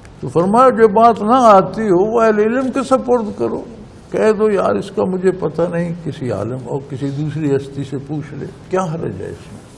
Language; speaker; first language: Urdu; non-native, local second language; Punjabi